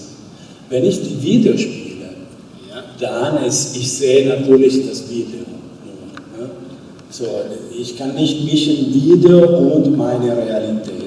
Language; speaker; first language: German; non-native, fluent; Italian